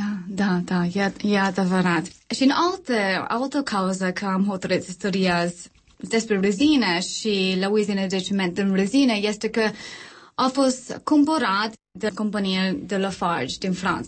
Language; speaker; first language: Romanian; non-native, learner; English